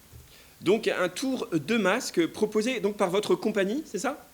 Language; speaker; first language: French; native; French